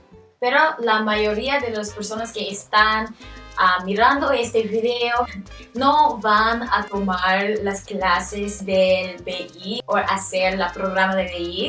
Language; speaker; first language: Spanish; non-native, learner; English